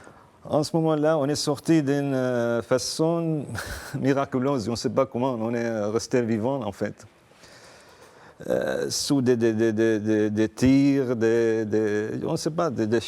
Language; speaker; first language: French; non-native, fluent; Arabic